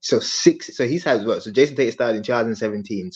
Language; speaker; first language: English; native; English